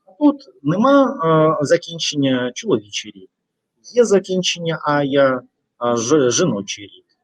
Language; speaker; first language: Ukrainian; non-native, local second language; Russian